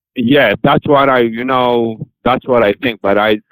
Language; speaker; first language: English; non-native, learner; Polish